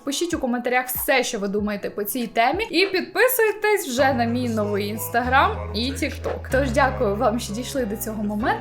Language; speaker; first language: Ukrainian; native; Ukrainian